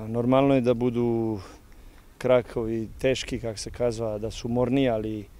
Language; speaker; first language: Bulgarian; non-native, learner; Serbian